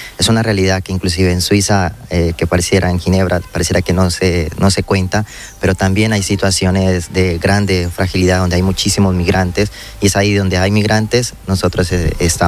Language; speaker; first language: Spanish; native; Spanish